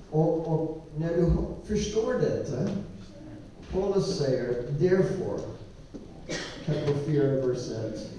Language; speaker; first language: Swedish; non-native, learner; English